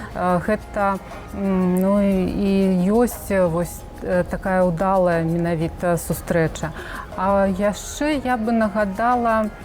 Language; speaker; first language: Belarusian; native; Belarusian